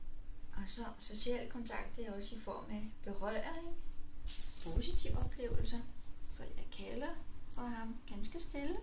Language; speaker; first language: Danish; non-native, fluent; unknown